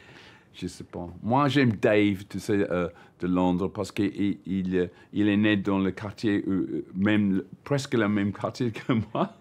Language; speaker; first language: French; non-native, learner; English